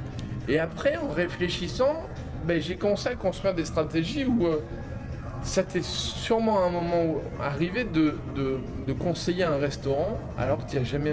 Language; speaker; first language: French; native; French